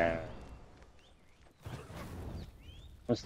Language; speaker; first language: English; native; English